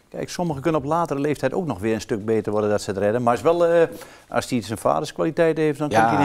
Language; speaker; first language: Dutch; native; Dutch